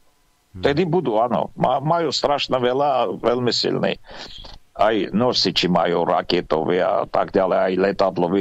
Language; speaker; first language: Slovak; non-native, fluent; Armenian